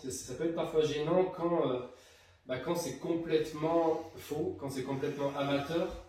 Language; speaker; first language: French; native; French